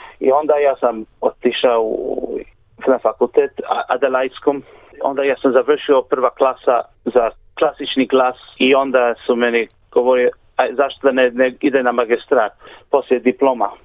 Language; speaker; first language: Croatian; early bilingual, heritage; Croatian